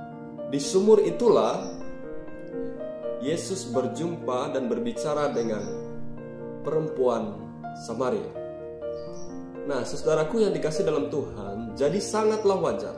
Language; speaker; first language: Indonesian; native; Indonesian